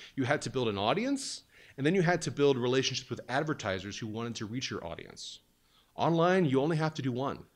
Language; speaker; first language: English; native; English